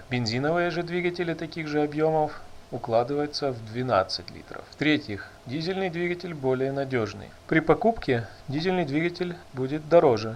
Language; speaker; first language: Russian; native; Russian